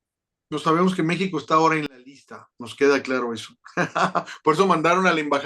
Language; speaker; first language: Spanish; native; Spanish